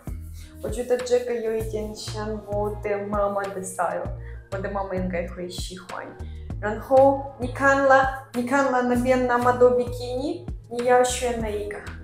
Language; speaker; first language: Chinese; non-native, fluent; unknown